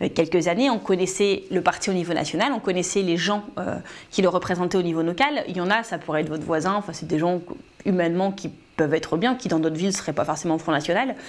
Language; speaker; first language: French; native; French